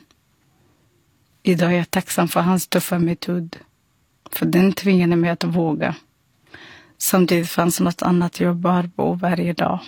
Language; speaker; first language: Swedish; non-native, fluent; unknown